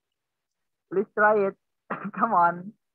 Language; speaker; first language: English; non-native, learner; Indonesian